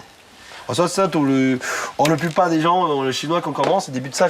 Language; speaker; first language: French; non-native, fluent; Chinese